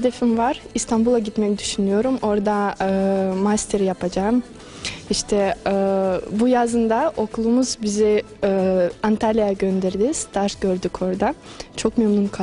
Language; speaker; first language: Turkish; non-native, fluent; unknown